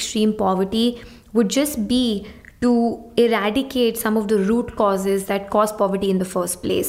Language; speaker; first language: English; non-native, local second language; Hindi